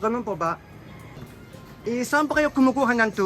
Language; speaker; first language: Filipino; non-native, fluent; Japanese